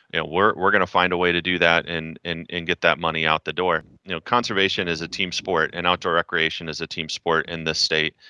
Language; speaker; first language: English; native; English